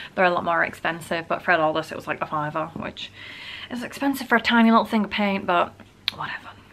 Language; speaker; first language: English; native; English